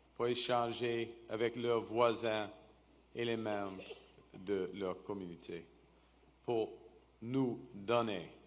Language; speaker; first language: French; non-native, local second language; English